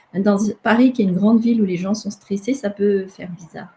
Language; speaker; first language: French; non-native, local second language; Malagasy